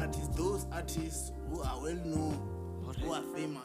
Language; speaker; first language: English; non-native, local second language; Venda